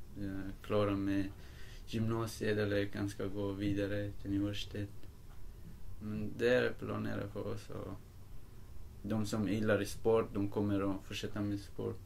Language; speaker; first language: Swedish; non-native, learner; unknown